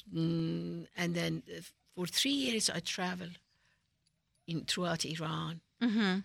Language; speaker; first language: English; non-native, fluent; Persian